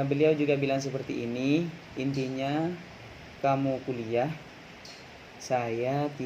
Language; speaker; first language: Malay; non-native, local second language; Madurese